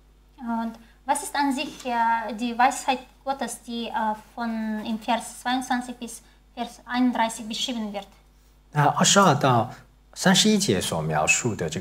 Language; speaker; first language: German; non-native, fluent; Chinese